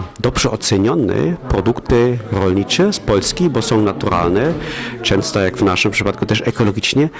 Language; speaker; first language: Polish; non-native, fluent; German